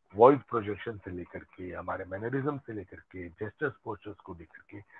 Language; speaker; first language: Hindi; non-native, local second language; Gujarati